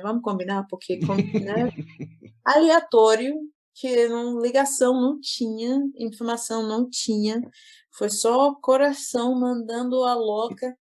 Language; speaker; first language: Portuguese; non-native, fluent; English